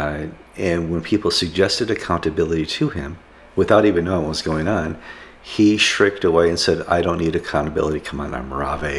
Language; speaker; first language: English; native; English